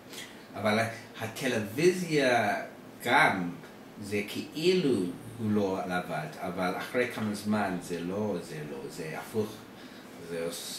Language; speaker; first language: Hebrew; non-native, learner; English